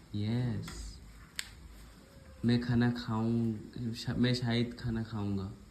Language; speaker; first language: Hindi; native; Hindi